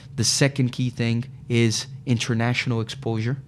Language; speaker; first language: English; non-native, fluent; Portuguese